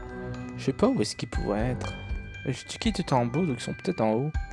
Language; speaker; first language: French; native; French